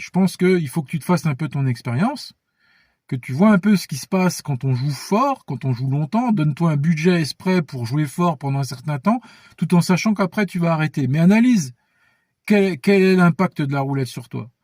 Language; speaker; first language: French; native; French